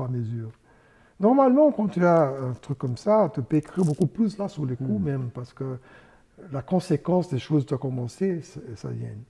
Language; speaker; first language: French; non-native, fluent; Portuguese